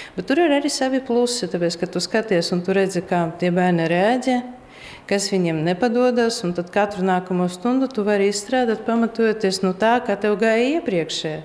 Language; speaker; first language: Latvian; non-native, local second language; Russian